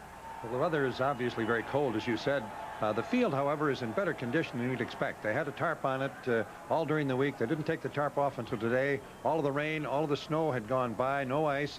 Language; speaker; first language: English; native; English